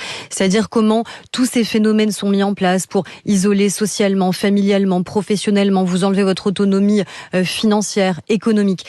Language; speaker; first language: French; native; French